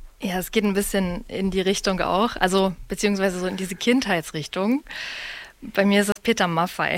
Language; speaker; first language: German; native; German